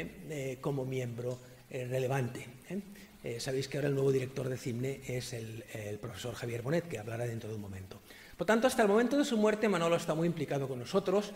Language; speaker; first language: Spanish; native; Spanish